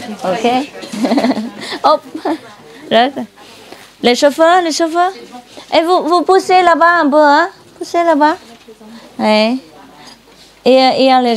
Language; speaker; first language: French; non-native, learner; Vietnamese